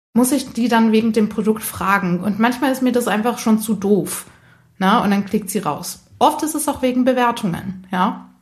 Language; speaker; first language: German; early bilingual, other home language; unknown